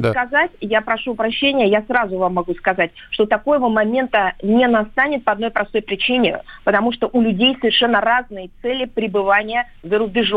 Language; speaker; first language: Russian; native; Russian